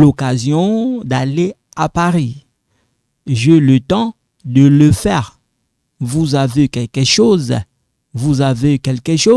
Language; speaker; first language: French; non-native, local second language; Lingala